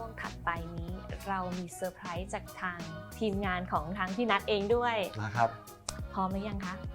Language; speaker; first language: Thai; native; Thai